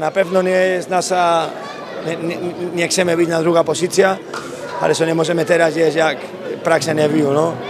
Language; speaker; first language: Polish; non-native, learner; Spanish